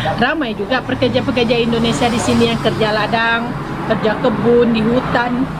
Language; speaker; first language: Indonesian; native; Indonesian